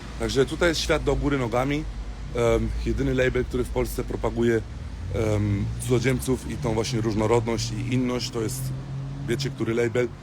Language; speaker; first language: Polish; early bilingual, heritage; Polish